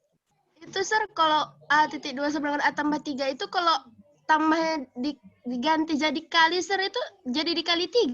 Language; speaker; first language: Indonesian; native; Indonesian